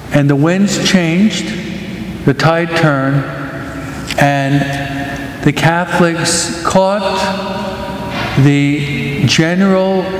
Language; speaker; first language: English; native; English